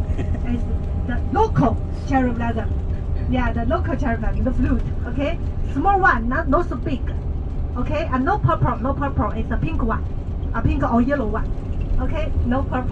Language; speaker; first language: English; non-native, learner; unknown